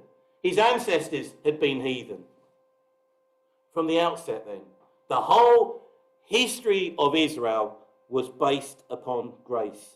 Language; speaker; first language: English; native; English